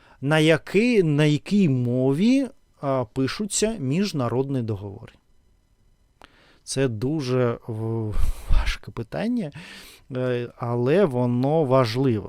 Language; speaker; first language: Ukrainian; non-native, learner; Russian